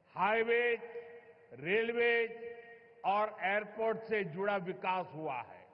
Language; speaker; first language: Hindi; native; Hindi